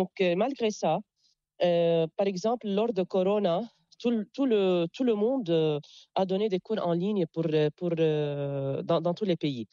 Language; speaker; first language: French; non-native, local second language; Arabic